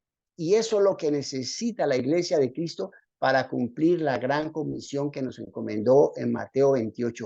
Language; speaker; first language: Spanish; native; Spanish